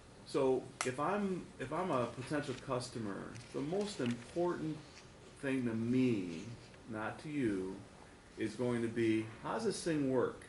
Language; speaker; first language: English; native; English